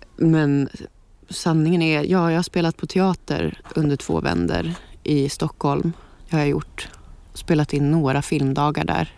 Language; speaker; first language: Swedish; native; Swedish